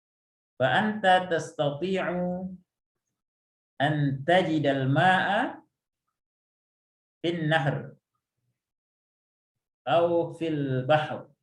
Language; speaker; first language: Arabic; non-native, fluent; Indonesian